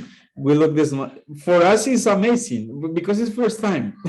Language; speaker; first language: English; non-native, learner; Spanish